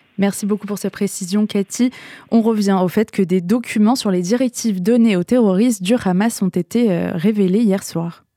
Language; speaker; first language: French; native; French